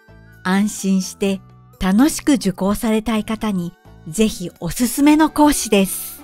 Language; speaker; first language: Japanese; native; Japanese